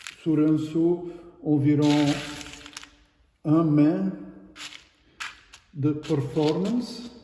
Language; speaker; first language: French; non-native, local second language; Dutch